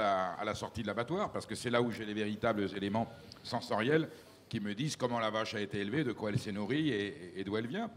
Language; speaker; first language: French; native; French